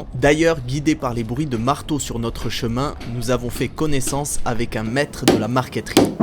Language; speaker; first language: French; native; French